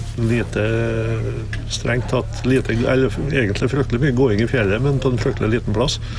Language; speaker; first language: Norwegian; native; Norwegian